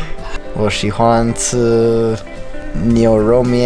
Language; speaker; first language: Chinese; non-native, learner; Spanish